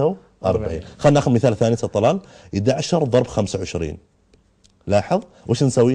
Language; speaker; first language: Arabic; native; Arabic